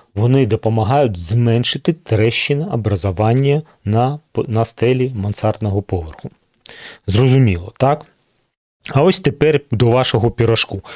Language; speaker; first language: Ukrainian; non-native, local second language; Russian